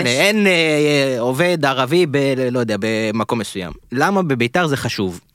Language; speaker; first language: Hebrew; native; Hebrew